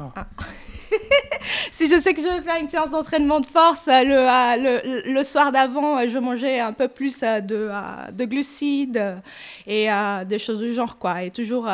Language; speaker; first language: French; non-native, fluent; Portuguese